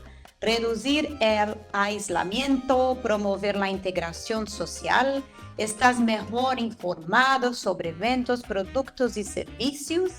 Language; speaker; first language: Spanish; non-native, fluent; Portuguese